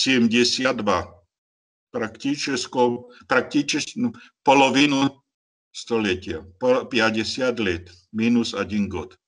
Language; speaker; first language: Russian; non-native, learner; Slovak